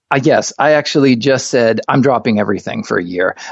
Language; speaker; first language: English; native; English